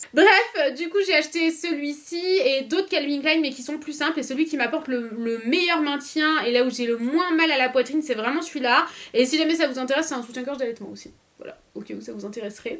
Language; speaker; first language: French; native; French